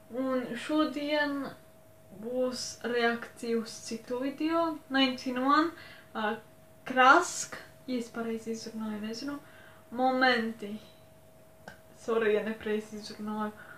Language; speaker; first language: Latvian; non-native, local second language; Russian